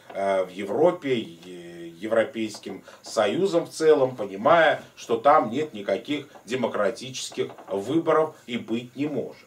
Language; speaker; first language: Russian; native; Russian